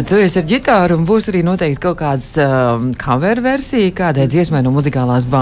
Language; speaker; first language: Latvian; native; Latvian